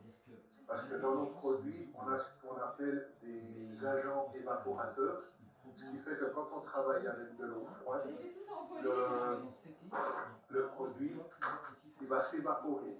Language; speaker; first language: French; native; French